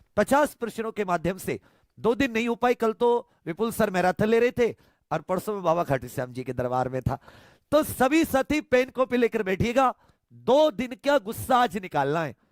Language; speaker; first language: Hindi; native; Hindi